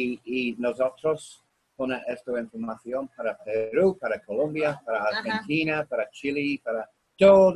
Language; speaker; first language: Spanish; non-native, learner; English